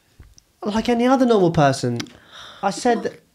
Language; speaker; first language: English; native; English